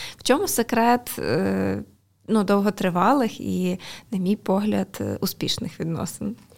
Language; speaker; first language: Ukrainian; native; Ukrainian